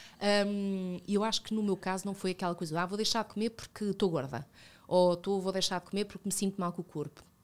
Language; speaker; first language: Portuguese; early bilingual, other home language; Spanish